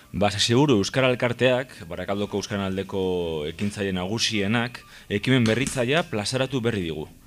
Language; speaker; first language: Basque; native; Basque